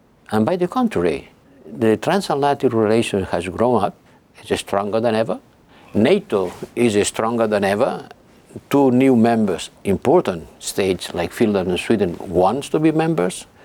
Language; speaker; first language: English; non-native, fluent; Spanish